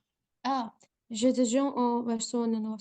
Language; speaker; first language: French; non-native, learner; English